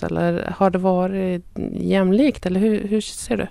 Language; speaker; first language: Swedish; native; Swedish